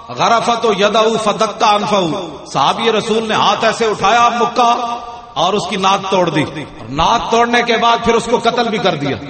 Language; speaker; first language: Urdu; non-native, local second language; Punjabi